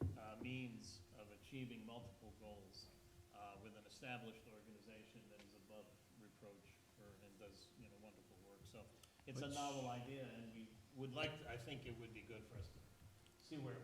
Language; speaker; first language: English; native; English